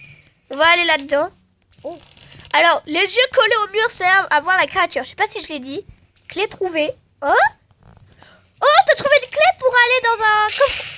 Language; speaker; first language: French; native; French